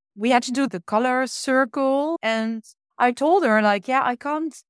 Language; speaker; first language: English; non-native, fluent; Dutch